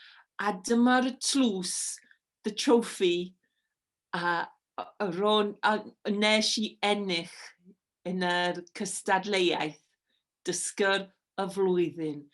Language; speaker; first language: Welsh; non-native, fluent; English